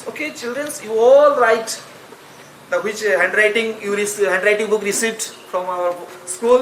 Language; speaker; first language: English; non-native, local second language; Odia